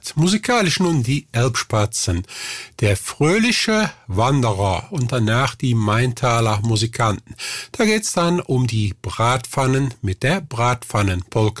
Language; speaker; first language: German; native; German